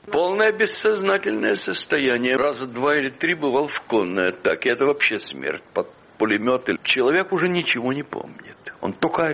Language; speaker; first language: Russian; native; Russian